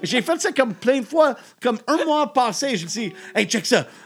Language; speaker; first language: French; non-native, learner; English